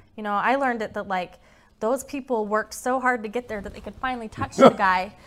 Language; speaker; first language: English; native; English